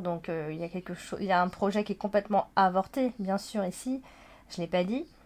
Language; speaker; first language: French; native; French